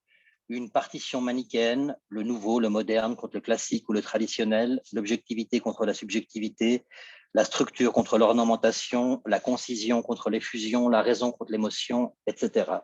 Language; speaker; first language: French; native; French